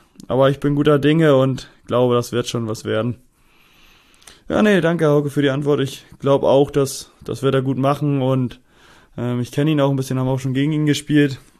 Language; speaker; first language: German; native; German